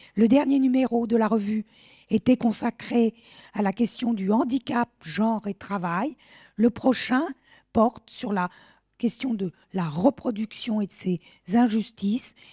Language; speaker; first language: French; native; French